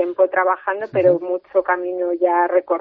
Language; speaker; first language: Spanish; native; Spanish